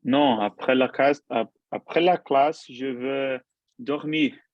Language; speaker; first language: French; non-native, learner; Portuguese